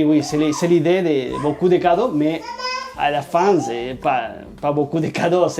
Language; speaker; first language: French; non-native, learner; Spanish